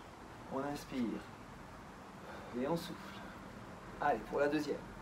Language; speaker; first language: French; native; French